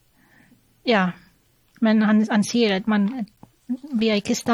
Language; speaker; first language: Norwegian; non-native, fluent; English